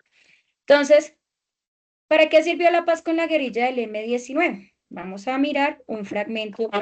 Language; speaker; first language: Spanish; native; Spanish